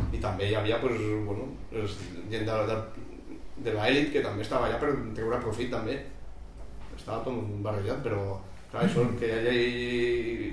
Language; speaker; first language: Catalan; non-native, local second language; Spanish